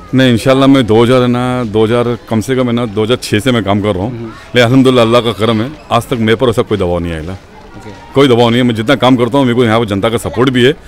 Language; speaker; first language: Hindi; non-native, local second language; Urdu